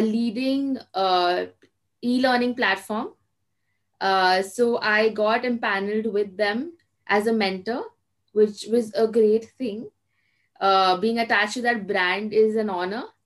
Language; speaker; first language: English; non-native, local second language; Hindi